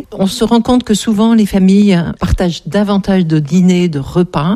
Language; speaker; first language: French; native; French